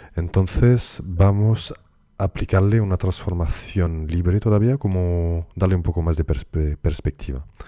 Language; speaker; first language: Spanish; early bilingual, heritage; Spanish